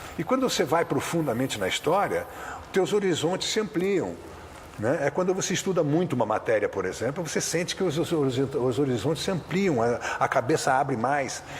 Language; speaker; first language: Portuguese; native; Portuguese